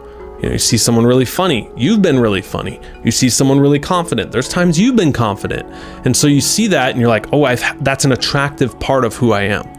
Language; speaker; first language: English; native; English